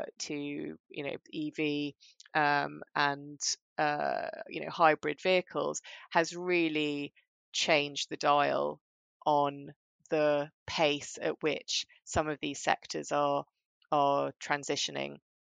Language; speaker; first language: English; early bilingual, other home language; German